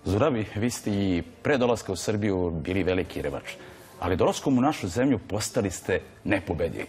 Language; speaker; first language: Serbian; native; Serbian